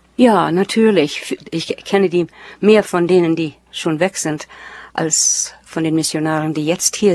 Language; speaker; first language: German; early bilingual, heritage; German